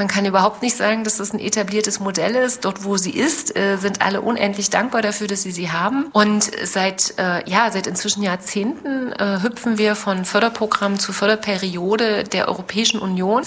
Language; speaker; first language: German; native; German